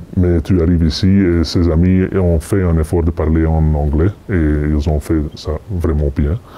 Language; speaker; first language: French; non-native, fluent; English